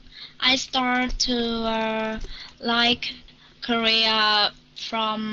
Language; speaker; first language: English; non-native, learner; Vietnamese